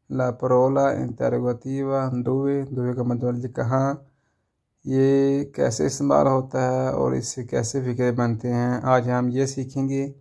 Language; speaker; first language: Urdu; non-native, local second language; Punjabi